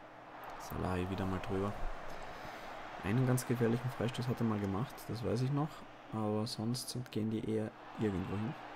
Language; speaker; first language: German; native; German